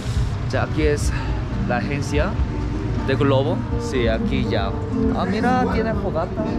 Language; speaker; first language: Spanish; non-native, fluent; Korean